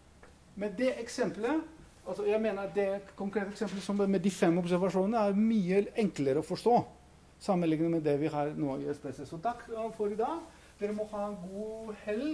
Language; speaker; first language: Norwegian; non-native, fluent; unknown